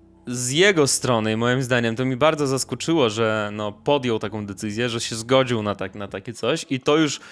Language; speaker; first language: Polish; non-native, fluent; Russian